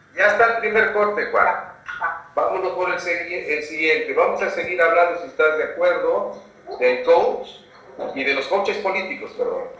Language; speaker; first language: Spanish; native; Spanish